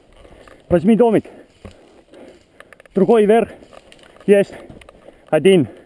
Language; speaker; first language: Russian; non-native, local second language; Estonian